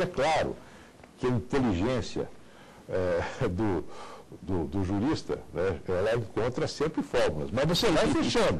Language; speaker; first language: Portuguese; native; Portuguese